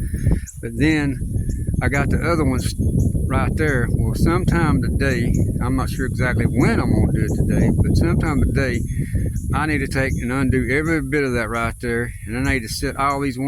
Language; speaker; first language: English; native; English